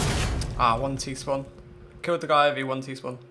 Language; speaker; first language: English; native; English